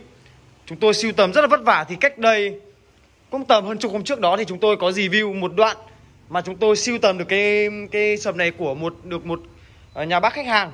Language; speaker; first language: Vietnamese; native; Vietnamese